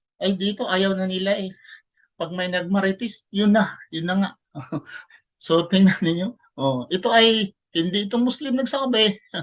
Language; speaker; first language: Filipino; non-native, local second language; Cebuano